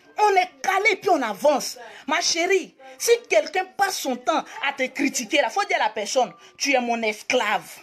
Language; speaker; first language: French; native; French